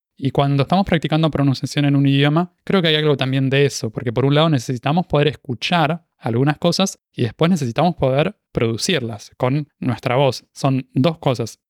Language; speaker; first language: Spanish; native; Spanish